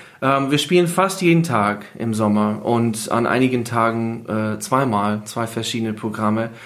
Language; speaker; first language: German; non-native, fluent; English